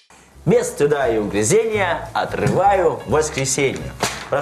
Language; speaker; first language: Russian; native; Russian